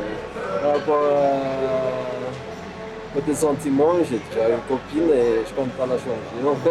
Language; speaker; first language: French; non-native, local second language; Malagasy